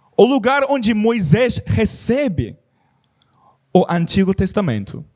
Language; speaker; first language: Portuguese; non-native, learner; English